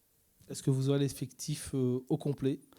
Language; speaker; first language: French; native; French